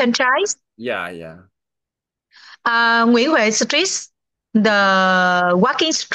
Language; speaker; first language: English; non-native, learner; Vietnamese